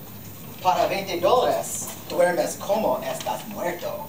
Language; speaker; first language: Spanish; non-native, learner; English